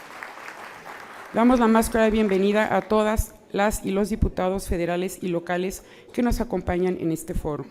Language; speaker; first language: Spanish; native; Spanish